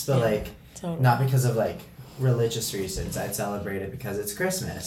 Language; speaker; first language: English; native; English